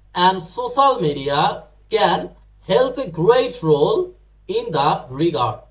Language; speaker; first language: English; non-native, local second language; Bangla